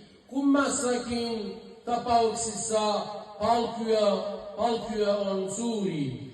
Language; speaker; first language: Finnish; non-native, fluent; Arabic